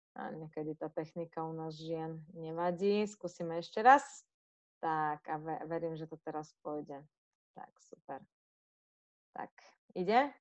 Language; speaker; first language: Slovak; non-native, fluent; Russian